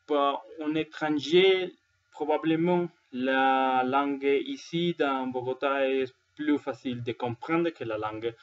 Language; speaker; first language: French; non-native, learner; Spanish